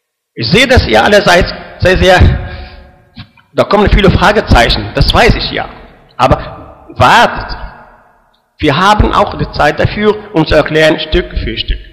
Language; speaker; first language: German; non-native, fluent; Arabic